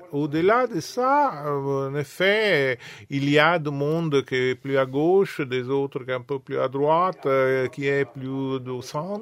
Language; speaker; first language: French; non-native, fluent; Italian